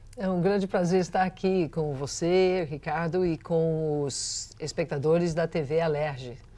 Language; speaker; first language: Portuguese; non-native, fluent; English